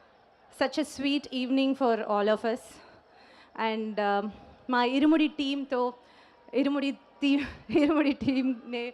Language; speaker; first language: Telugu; non-native, learner; Tamil